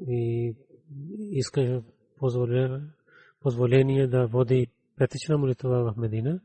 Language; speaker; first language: Bulgarian; non-native, learner; Urdu